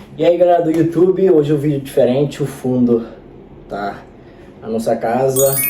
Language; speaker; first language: Portuguese; non-native, fluent; Spanish